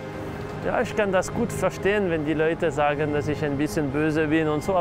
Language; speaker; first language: German; non-native, local second language; French